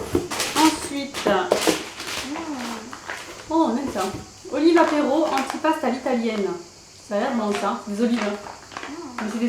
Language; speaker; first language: French; native; French